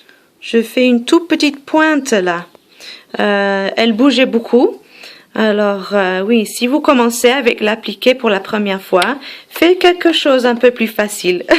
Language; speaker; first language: French; non-native, fluent; English